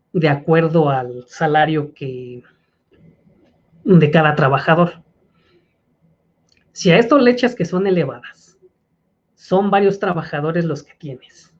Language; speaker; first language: Spanish; native; Spanish